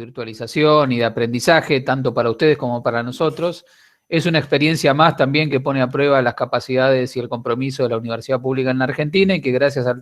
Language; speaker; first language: Spanish; native; Spanish